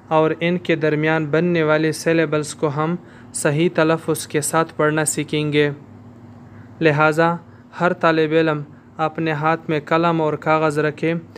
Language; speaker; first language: Urdu; non-native, local second language; Pashto